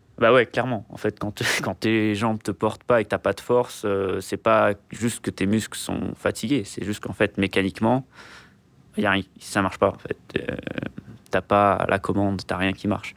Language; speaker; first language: French; native; French